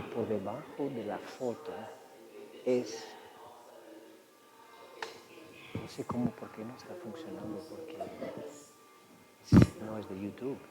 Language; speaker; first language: Spanish; non-native, fluent; English